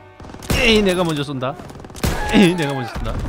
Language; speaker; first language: Korean; native; Korean